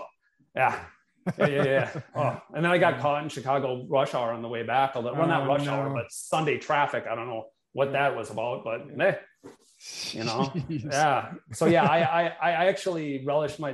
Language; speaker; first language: English; native; English